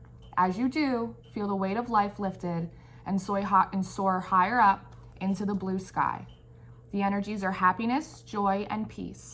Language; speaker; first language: English; native; English